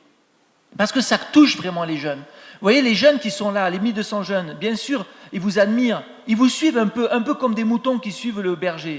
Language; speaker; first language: French; native; French